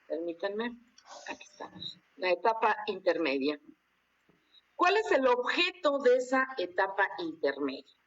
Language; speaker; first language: Spanish; native; Spanish